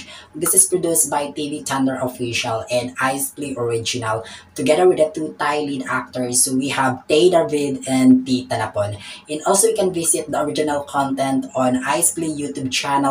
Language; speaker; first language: English; non-native, local second language; Filipino